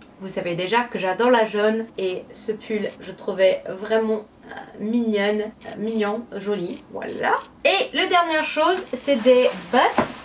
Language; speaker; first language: French; non-native, fluent; English